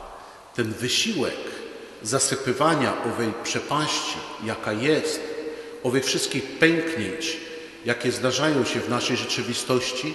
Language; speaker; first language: Polish; native; Polish